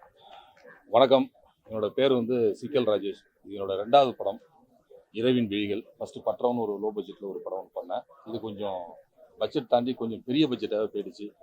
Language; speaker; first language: Tamil; native; Tamil